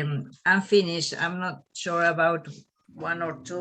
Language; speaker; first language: English; non-native, learner; Spanish